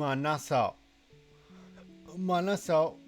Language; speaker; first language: Korean; non-native, learner; English